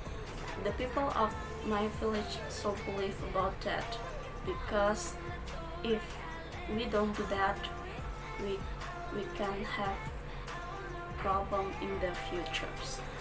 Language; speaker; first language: English; non-native, learner; Balinese